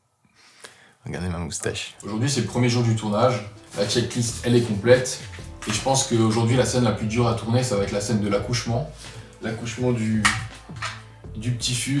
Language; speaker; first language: French; native; French